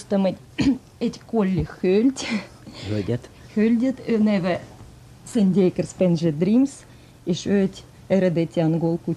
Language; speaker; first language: Hungarian; non-native, fluent; Russian